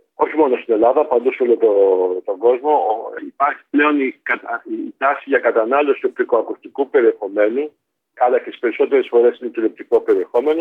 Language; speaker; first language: Greek; native; Greek